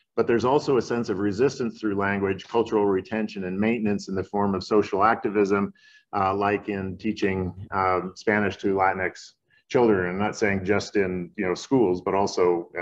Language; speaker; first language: English; native; English